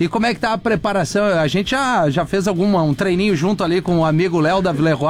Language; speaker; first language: Portuguese; native; Portuguese